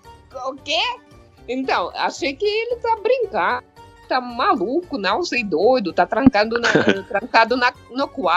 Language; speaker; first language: Portuguese; non-native, fluent; Russian